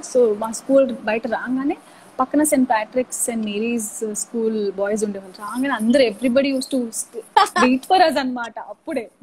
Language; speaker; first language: Telugu; non-native, local second language; Tamil